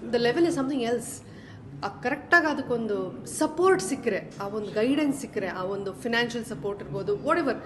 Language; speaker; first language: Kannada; native; Kannada